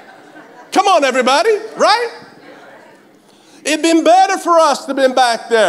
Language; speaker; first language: English; native; English